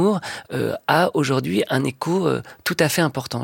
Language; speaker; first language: French; native; French